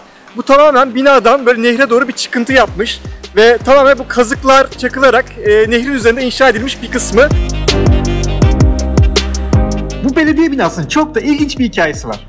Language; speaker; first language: Turkish; native; Turkish